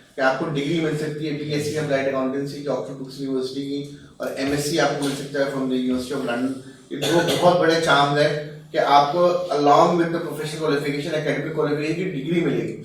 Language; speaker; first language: Urdu; native; Urdu